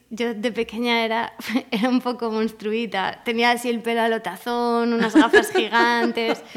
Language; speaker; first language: Spanish; native; Spanish